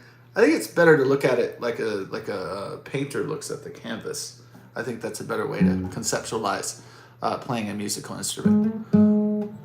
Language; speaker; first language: English; native; English